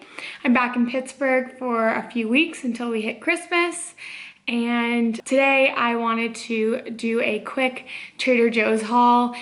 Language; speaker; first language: English; native; English